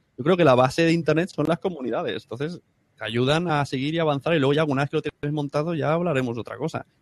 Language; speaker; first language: Spanish; native; Spanish